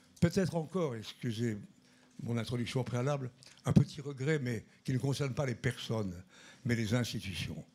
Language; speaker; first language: French; native; French